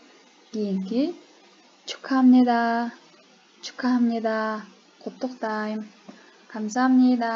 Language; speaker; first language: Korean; non-native, fluent; Kyrgyz